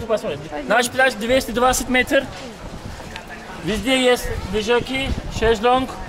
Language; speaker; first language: Russian; non-native, learner; Turkish